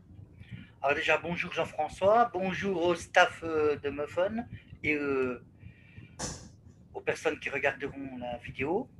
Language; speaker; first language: French; native; French